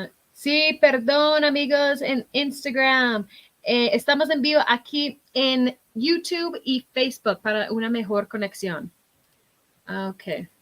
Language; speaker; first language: Spanish; non-native, fluent; English